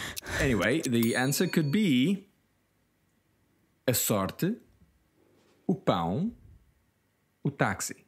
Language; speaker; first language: Portuguese; non-native, fluent; English